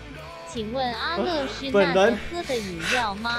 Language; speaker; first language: Chinese; native; Chinese